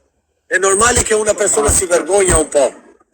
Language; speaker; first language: Italian; non-native, fluent; Albanian